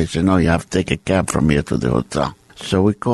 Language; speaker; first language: English; non-native, fluent; Arabic